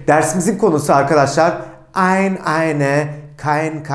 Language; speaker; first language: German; non-native, fluent; Turkish